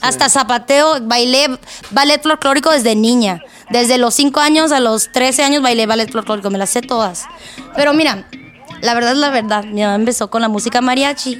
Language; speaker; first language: Spanish; early bilingual, heritage; Spanish